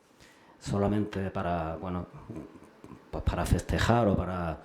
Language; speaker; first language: Spanish; native; Spanish